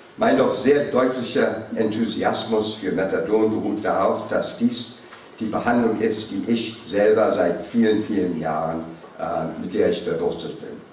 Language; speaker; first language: German; non-native, fluent; English